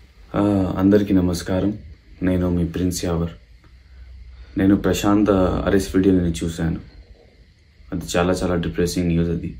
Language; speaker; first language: Telugu; non-native, local second language; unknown